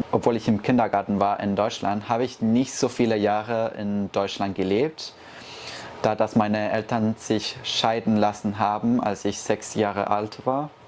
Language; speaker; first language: German; early bilingual, heritage; Spanish